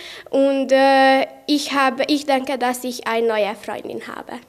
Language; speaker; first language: German; non-native, learner; Hungarian